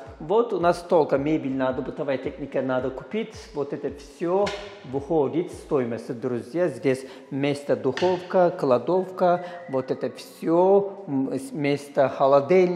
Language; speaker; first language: Russian; non-native, fluent; Turkish